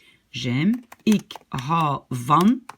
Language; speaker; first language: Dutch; non-native, fluent; French